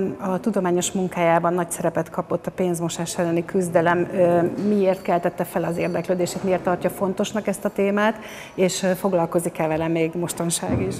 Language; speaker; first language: Hungarian; native; Hungarian